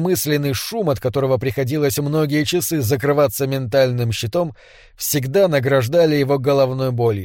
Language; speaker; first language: Russian; native; Russian